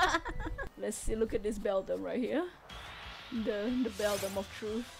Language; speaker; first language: English; native; English